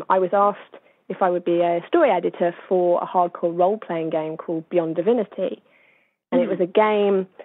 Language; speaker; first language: English; native; English